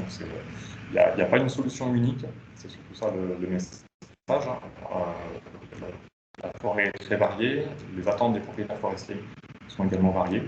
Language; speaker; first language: French; native; French